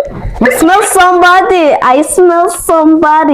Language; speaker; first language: English; non-native, learner; Mongolian